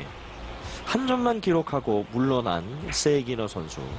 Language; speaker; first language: Korean; native; Korean